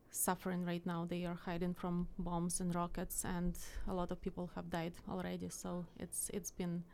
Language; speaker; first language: English; non-native, fluent; Ukrainian